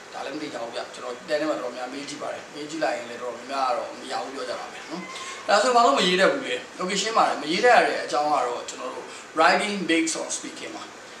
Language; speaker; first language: Burmese; native; Burmese